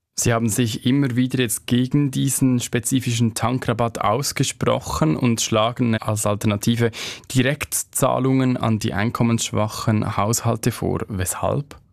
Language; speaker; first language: German; native; German